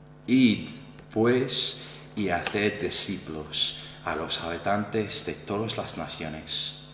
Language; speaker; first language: Spanish; non-native, fluent; English